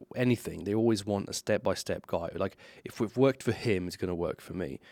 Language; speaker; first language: English; non-native, fluent; Slovenian